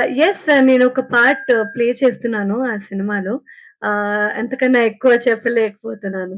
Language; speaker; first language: Telugu; non-native, fluent; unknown